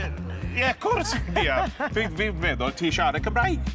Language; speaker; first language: Welsh; non-native, learner; English